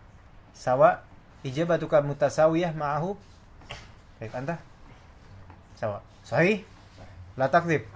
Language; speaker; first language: Arabic; non-native, fluent; Indonesian